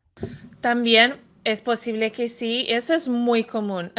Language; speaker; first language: Spanish; non-native, fluent; English